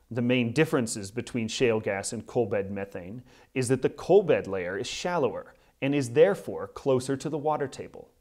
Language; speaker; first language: English; native; English